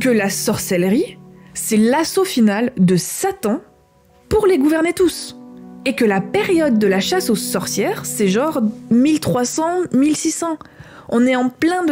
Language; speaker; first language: French; native; French